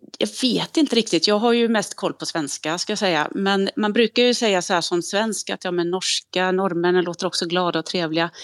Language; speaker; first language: Swedish; native; Swedish